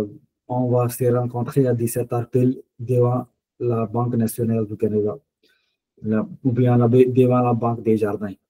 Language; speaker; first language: French; non-native, fluent; Punjabi